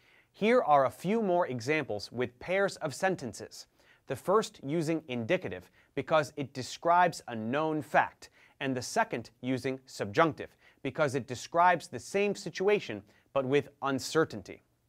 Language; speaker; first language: English; native; English